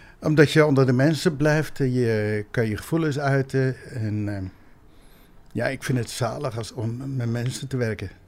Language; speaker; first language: Dutch; native; Dutch